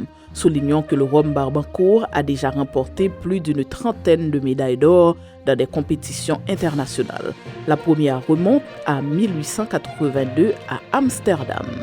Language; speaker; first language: French; non-native, local second language; Haitian Creole